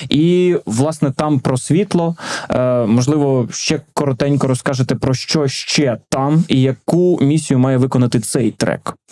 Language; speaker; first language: Ukrainian; native; Ukrainian